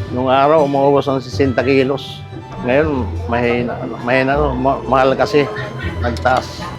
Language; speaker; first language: Filipino; non-native, local second language; Bikol